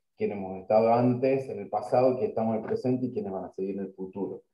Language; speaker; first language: Spanish; native; Spanish